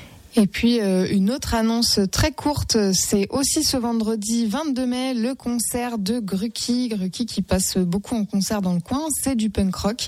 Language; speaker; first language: French; native; French